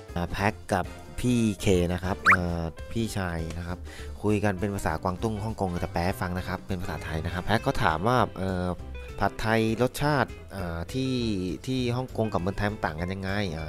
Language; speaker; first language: Thai; native; Thai